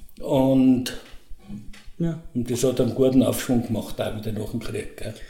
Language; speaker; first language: German; native; German